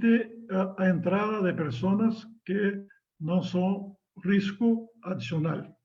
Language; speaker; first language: Spanish; non-native, learner; Portuguese